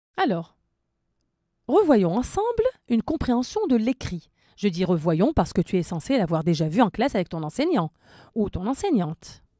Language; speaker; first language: French; non-native, local second language; Arabic